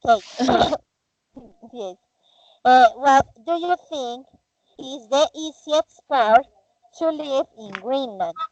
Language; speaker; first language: English; non-native, fluent; Spanish